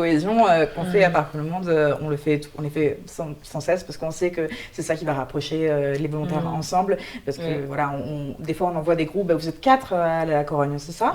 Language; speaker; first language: French; native; French